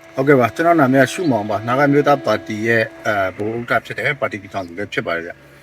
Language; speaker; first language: Burmese; non-native, local second language; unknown